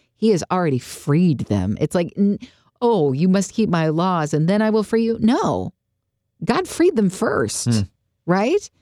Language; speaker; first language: English; native; English